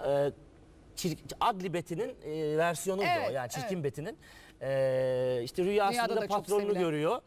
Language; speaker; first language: Turkish; native; Turkish